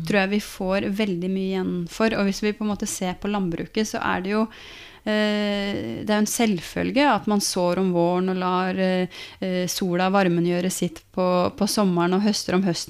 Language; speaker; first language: Norwegian; native; Norwegian